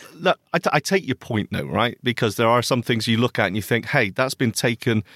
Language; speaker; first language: English; native; English